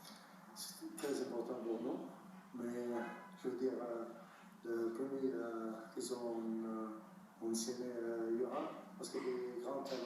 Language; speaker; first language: French; non-native, learner; Arabic